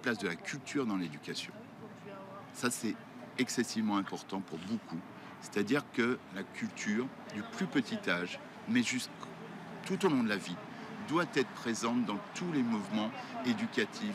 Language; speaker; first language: French; native; French